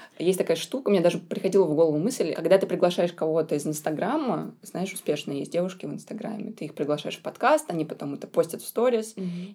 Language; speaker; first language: Russian; native; Russian